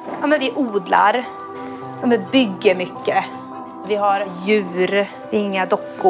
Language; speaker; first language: Swedish; native; Swedish